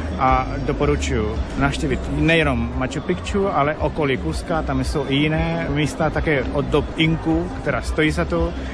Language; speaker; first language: Czech; non-native, fluent; Spanish